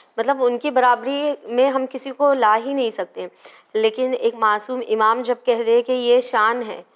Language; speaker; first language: Hindi; native; Hindi